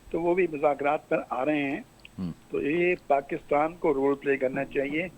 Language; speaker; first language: Urdu; non-native, local second language; Pashto